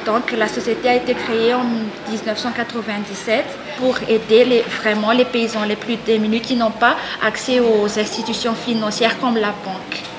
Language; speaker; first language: French; non-native, local second language; Malagasy